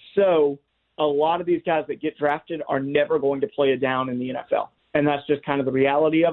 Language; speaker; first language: English; native; English